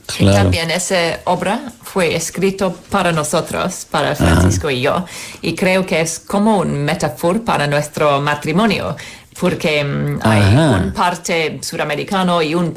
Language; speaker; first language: Spanish; non-native, learner; English